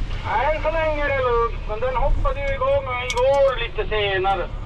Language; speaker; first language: Swedish; native; Swedish